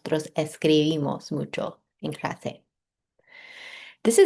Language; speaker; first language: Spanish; non-native, fluent; English